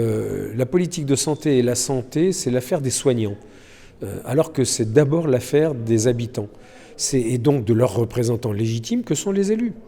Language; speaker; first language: French; native; French